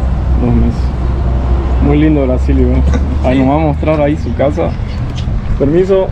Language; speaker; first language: Spanish; native; Spanish